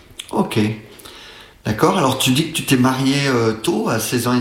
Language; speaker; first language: French; native; French